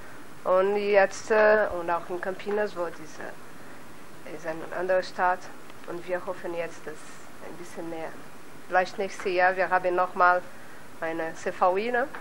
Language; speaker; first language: German; non-native, learner; Portuguese